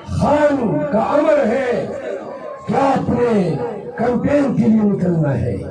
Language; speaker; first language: Urdu; non-native, local second language; Pashto